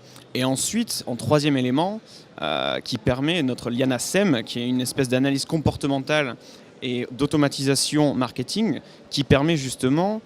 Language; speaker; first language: French; native; French